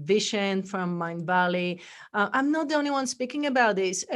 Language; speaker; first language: English; non-native, fluent; Bulgarian